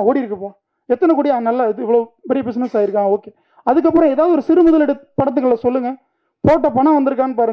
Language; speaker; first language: Tamil; native; Tamil